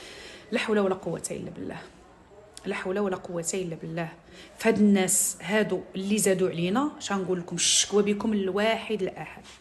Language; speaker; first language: Arabic; native; Arabic